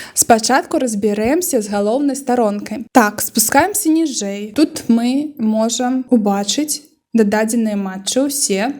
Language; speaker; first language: Belarusian; non-native, local second language; Russian